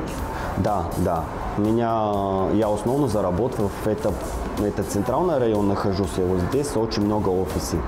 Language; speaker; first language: Russian; non-native, learner; Bulgarian